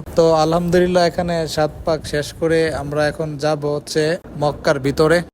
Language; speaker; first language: Bangla; native; Bangla